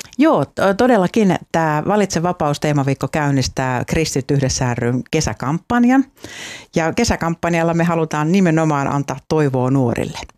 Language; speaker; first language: Finnish; native; Finnish